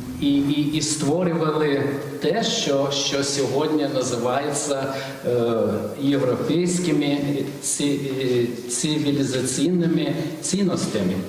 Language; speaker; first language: Ukrainian; non-native, fluent; Lithuanian